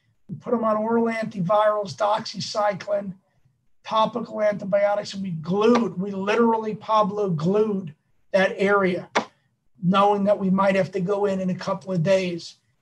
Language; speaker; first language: English; native; English